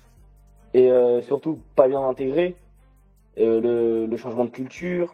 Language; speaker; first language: French; native; French